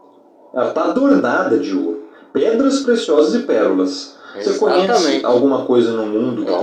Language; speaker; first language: Portuguese; native; Portuguese